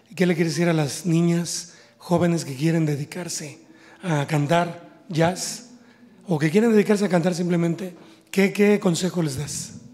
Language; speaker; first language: Spanish; native; Spanish